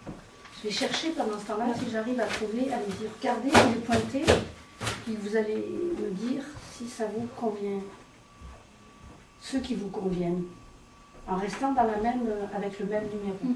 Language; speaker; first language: French; native; French